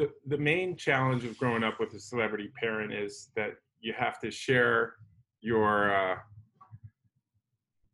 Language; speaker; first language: English; native; English